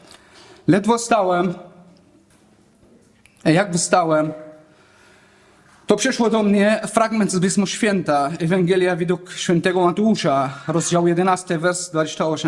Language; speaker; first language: Polish; non-native, learner; Arabic